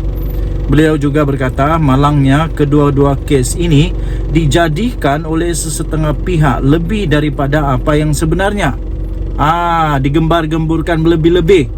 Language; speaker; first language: Malay; native; Malay